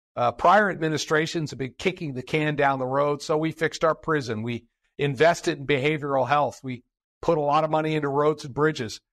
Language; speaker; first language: English; native; English